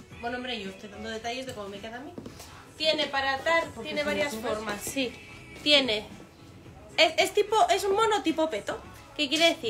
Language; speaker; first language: Spanish; native; Spanish